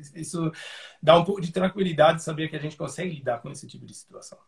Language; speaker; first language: Portuguese; non-native, fluent; German